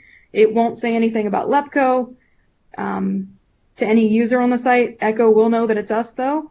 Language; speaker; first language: English; native; English